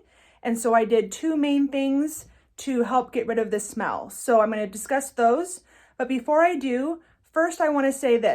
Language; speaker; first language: English; native; English